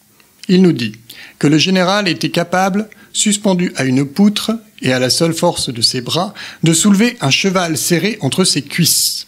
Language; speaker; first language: French; native; French